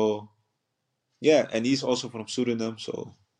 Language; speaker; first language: English; non-native, fluent; Dutch